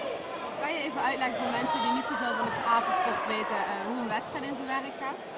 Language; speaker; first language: Dutch; native; Dutch